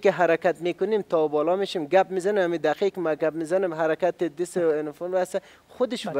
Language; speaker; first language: Persian; native; Persian